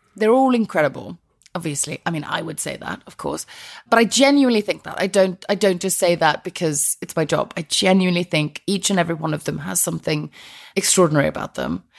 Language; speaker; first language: English; non-native, fluent; Icelandic